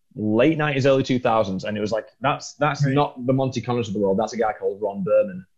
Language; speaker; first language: English; native; English